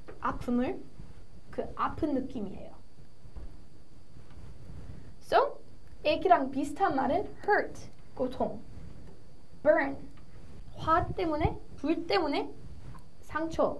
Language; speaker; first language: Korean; early bilingual, heritage; English